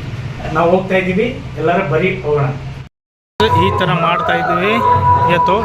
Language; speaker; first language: Kannada; non-native, local second language; Odia